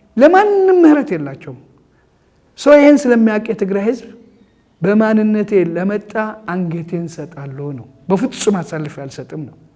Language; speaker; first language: Amharic; non-native, local second language; Tigrinya